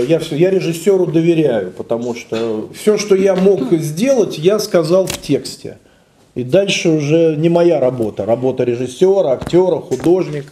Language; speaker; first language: Russian; native; Russian